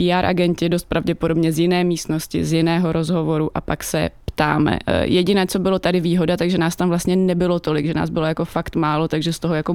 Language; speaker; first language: Czech; native; Czech